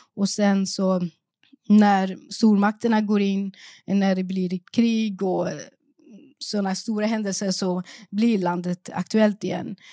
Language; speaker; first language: Swedish; early bilingual, other home language; Persian